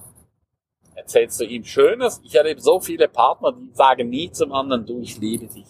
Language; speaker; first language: German; non-native, local second language; Romansh